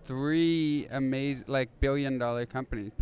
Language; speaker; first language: English; native; English